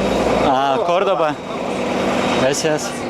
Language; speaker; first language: Spanish; non-native, learner; Russian